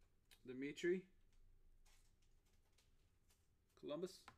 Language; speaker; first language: English; native; English